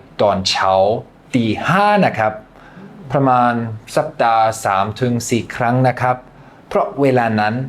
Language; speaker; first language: Thai; non-native, fluent; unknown